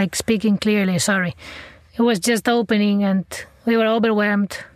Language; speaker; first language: English; non-native, fluent; Spanish